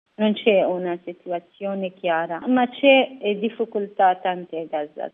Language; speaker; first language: Italian; non-native, learner; Arabic